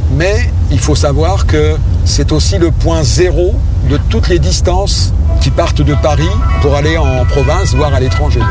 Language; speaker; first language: French; native; French